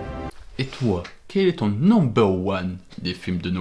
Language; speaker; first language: French; native; French